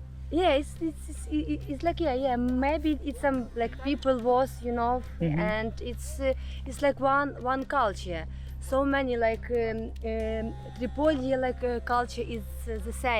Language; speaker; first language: English; non-native, learner; Ukrainian